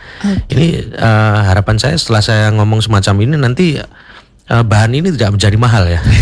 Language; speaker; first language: Indonesian; native; Indonesian